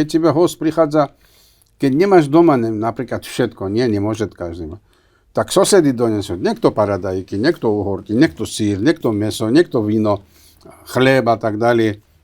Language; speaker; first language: Slovak; non-native, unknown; Georgian